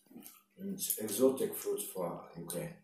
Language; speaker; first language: English; non-native, learner; Russian